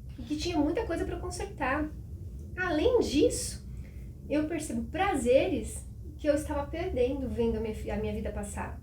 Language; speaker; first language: Portuguese; native; Portuguese